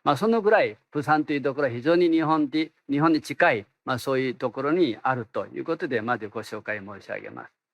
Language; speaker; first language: Japanese; non-native, fluent; Korean